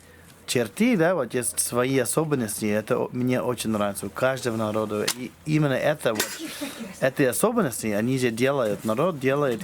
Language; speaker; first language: Russian; non-native, fluent; English